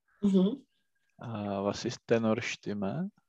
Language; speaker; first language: German; non-native, learner; Czech